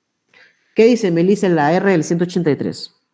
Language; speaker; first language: Spanish; native; Spanish